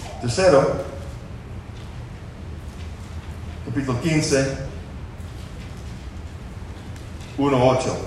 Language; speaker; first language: Spanish; non-native, fluent; English